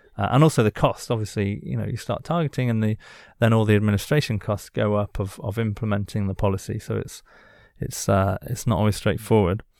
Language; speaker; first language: English; native; English